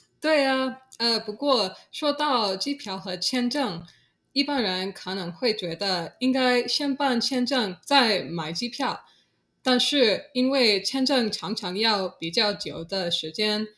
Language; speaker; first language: Chinese; non-native, learner; English